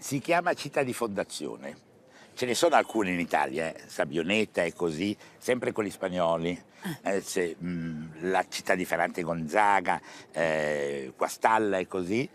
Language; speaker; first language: Italian; native; Italian